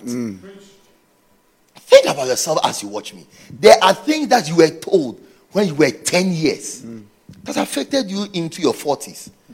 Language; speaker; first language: English; non-native, local second language; Akan